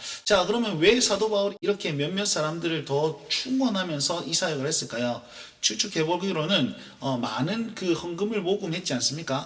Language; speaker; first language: Korean; native; Korean